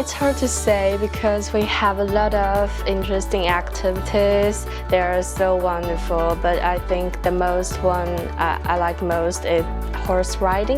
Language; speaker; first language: English; non-native, fluent; Chinese